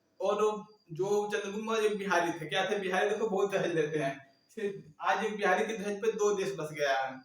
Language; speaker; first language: Hindi; native; Hindi